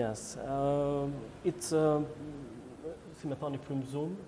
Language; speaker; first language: English; non-native, learner; Albanian